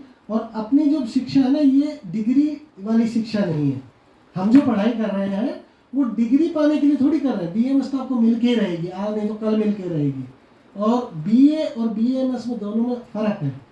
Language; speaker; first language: Hindi; native; Hindi